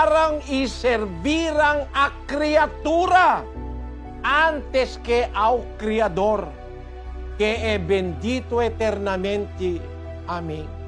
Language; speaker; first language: Portuguese; non-native, local second language; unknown